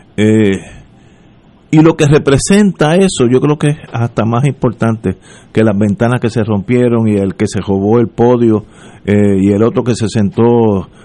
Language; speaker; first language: Spanish; early bilingual, heritage; Spanish